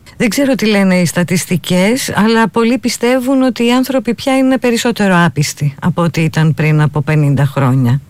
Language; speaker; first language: Greek; native; Greek